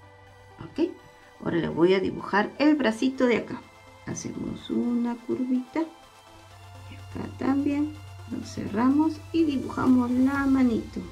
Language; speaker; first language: Spanish; native; Spanish